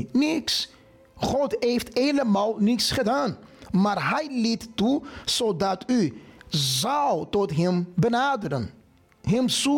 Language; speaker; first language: Dutch; non-native, fluent; Portuguese